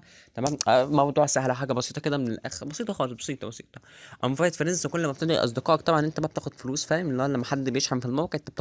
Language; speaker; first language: Arabic; native; Arabic